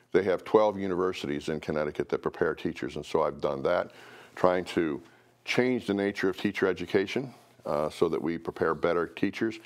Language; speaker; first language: English; native; English